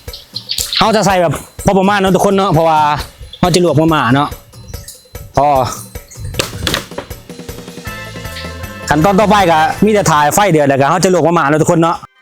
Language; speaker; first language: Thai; non-native, local second language; Northeastern Thai